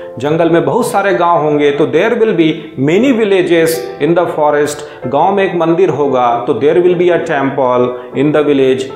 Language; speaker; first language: Hindi; native; Hindi